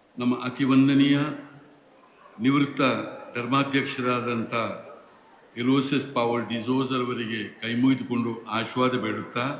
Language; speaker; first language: Kannada; non-native, local second language; Tulu